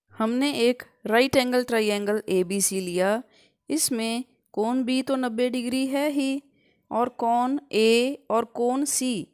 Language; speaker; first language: Hindi; non-native, local second language; Punjabi